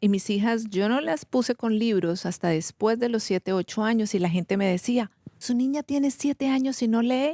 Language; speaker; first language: Spanish; native; Spanish